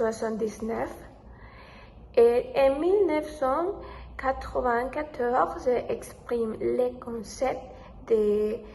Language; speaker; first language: French; non-native, learner; Spanish